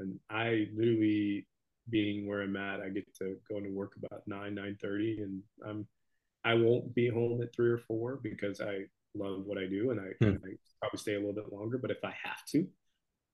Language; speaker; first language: English; native; English